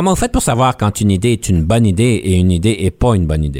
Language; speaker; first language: French; native; French